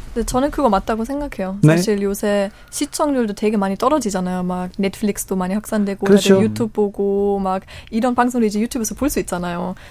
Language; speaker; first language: Korean; non-native, fluent; German